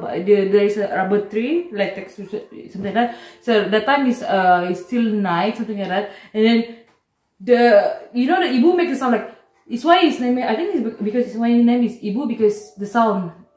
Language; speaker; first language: English; non-native, local second language; Malay